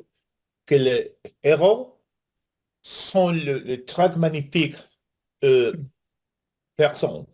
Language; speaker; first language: French; non-native, learner; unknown